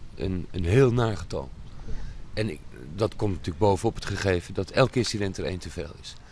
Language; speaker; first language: Dutch; native; Dutch